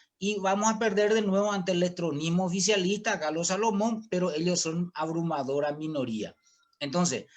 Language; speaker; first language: Spanish; native; Spanish